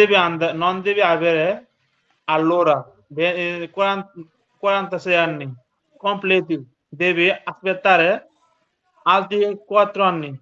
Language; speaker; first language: Italian; non-native, learner; Bangla